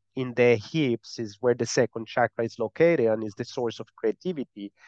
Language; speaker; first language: English; non-native, fluent; Spanish